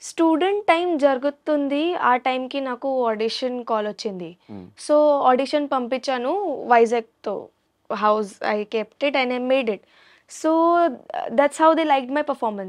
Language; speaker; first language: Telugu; non-native, learner; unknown